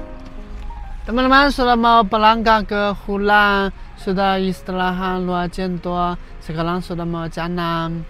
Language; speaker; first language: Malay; non-native, learner; Chinese